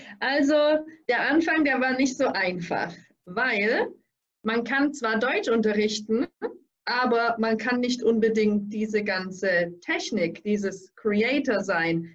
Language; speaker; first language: German; native; German